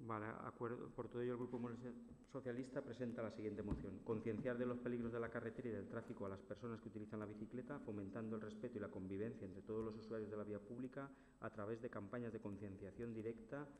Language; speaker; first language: Spanish; non-native, local second language; Catalan